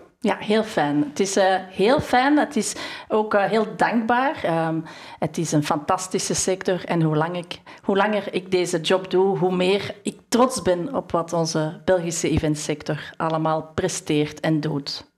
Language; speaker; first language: Dutch; native; Dutch